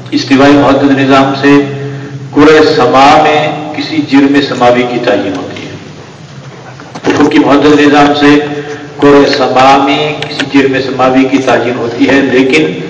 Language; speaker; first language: Urdu; non-native, local second language; Pashto